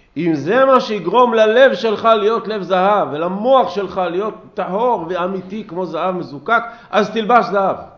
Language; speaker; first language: Hebrew; native; Hebrew